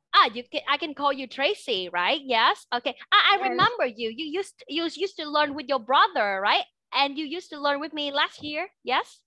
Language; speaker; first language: English; non-native, fluent; Vietnamese